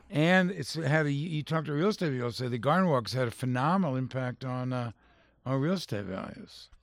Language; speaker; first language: English; native; English